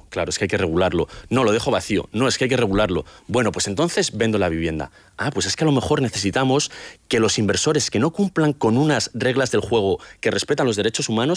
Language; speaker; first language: Spanish; native; Spanish